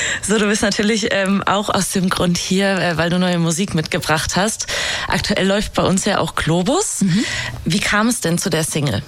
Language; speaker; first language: German; native; German